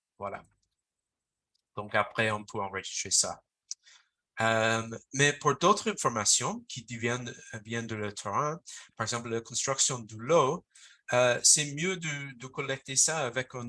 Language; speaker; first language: French; non-native, fluent; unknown